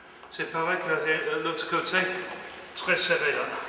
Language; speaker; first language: French; non-native, fluent; English